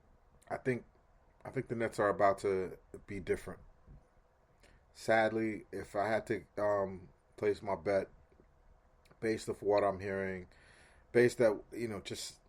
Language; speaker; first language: English; native; English